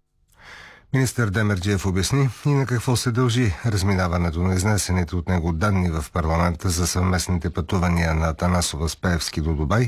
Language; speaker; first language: Bulgarian; native; Bulgarian